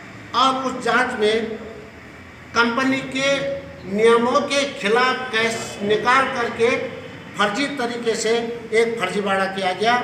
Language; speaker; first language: Hindi; native; Hindi